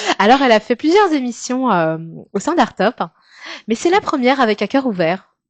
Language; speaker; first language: French; native; French